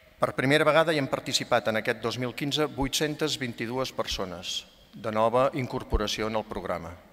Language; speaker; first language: Catalan; native; Catalan